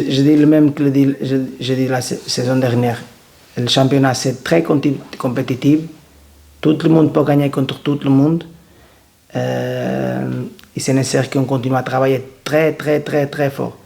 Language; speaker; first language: French; non-native, learner; Portuguese